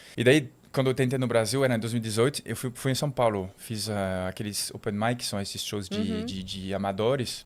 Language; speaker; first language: Portuguese; non-native, fluent; French